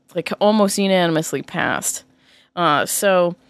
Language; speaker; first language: English; native; English